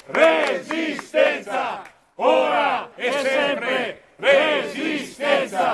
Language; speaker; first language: Italian; non-native, fluent; Russian